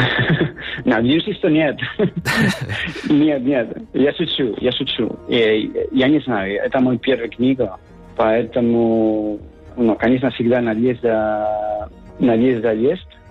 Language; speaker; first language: Russian; non-native, fluent; Spanish